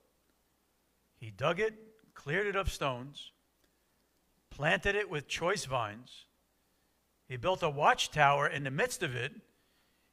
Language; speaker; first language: English; native; English